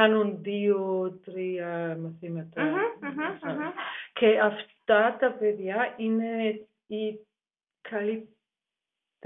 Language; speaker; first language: Greek; non-native, learner; German